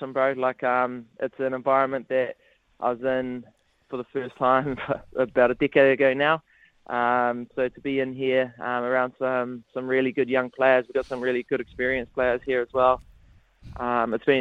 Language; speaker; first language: English; native; English